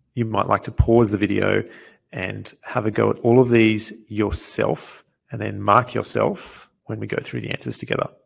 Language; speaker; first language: English; native; English